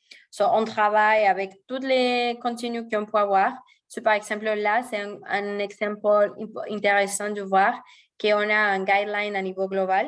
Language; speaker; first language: French; non-native, fluent; Spanish